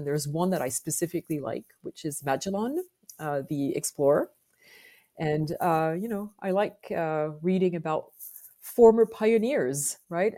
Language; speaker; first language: English; non-native, fluent; French